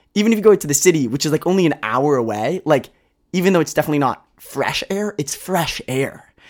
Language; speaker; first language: English; native; English